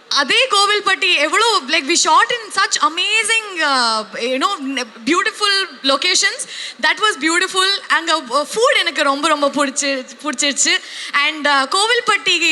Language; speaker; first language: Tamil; non-native, learner; Kannada